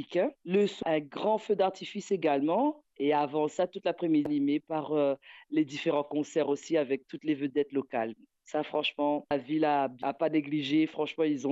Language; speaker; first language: French; native; French